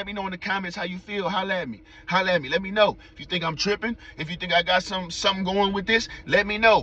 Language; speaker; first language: English; native; English